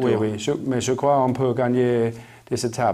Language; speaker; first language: French; non-native, learner; Danish